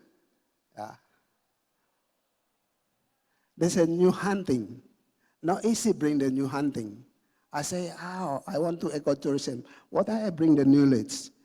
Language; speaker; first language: English; non-native, learner; Indonesian